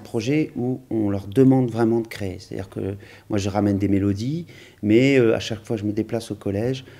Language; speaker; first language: French; native; French